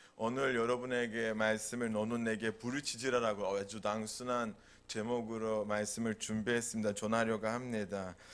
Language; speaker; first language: Korean; non-native, fluent; Turkish